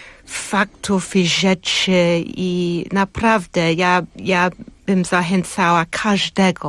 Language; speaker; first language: Polish; non-native, fluent; English